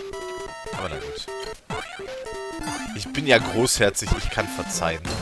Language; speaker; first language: German; native; German